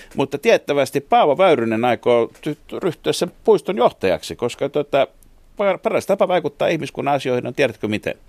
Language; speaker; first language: Finnish; native; Finnish